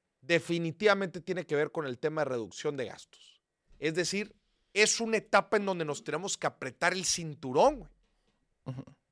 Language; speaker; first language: Spanish; native; Spanish